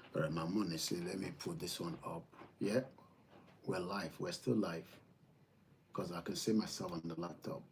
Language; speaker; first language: English; non-native, local second language; Yoruba